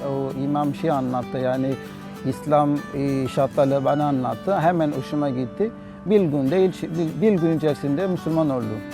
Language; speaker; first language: Turkish; non-native, learner; Haitian Creole